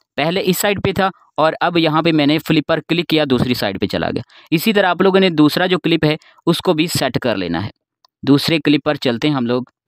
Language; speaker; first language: Urdu; non-native, local second language; Sindhi